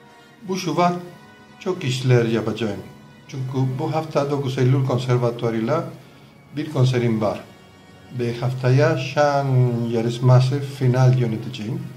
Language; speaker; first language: Turkish; non-native, fluent; Spanish